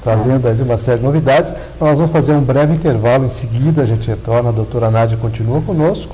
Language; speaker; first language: Portuguese; native; Portuguese